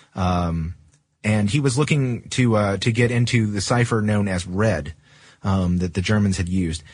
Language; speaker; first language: English; native; English